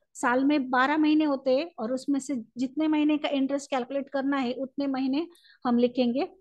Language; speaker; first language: Hindi; non-native, local second language; Marathi